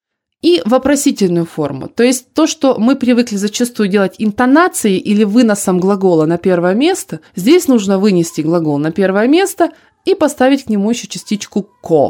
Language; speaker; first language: Russian; native; Russian